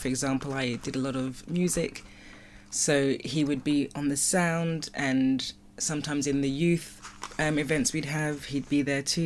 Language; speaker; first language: English; native; English